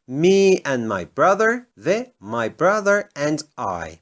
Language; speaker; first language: English; non-native, fluent; Turkish